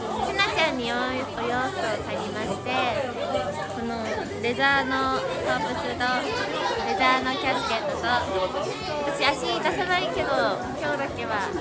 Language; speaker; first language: Japanese; native; Japanese